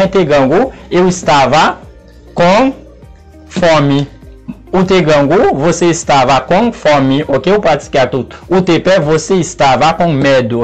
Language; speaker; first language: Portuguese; non-native, fluent; Haitian Creole